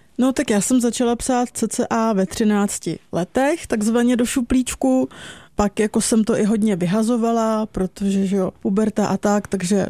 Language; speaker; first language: Czech; native; Czech